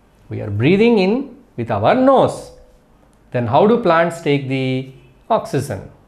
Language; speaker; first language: English; non-native, local second language; Telugu